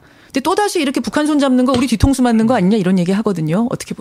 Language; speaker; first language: Korean; native; Korean